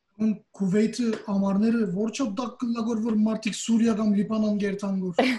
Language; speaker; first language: Armenian; early bilingual, heritage; Armenian